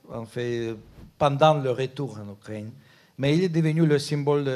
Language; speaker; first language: French; non-native, fluent; Ukrainian